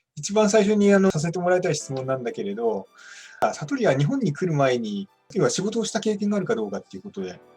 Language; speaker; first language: Japanese; native; Japanese